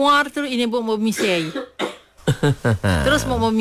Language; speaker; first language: Malay; native; Malay